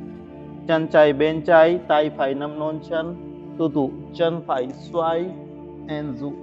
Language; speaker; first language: Vietnamese; non-native, learner; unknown